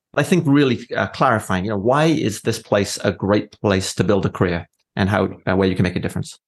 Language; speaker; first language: English; native; English